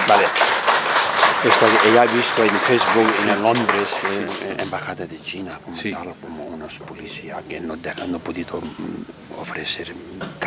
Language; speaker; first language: Spanish; non-native, learner; Tibetan